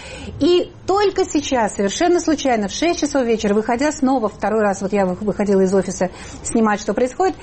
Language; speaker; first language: Russian; native; Russian